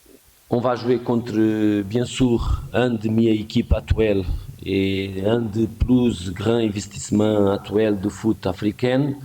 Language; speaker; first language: French; non-native, fluent; Portuguese